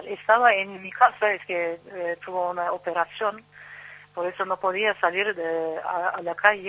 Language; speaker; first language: Spanish; non-native, learner; Turkish